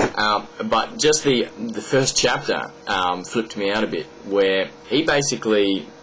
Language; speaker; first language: English; native; English